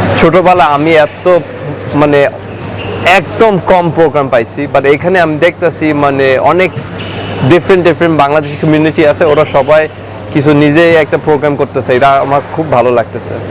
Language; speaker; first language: Bangla; early bilingual, heritage; Bangla